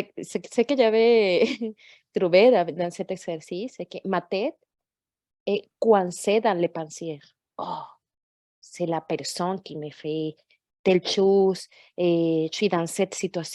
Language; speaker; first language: French; non-native, fluent; Portuguese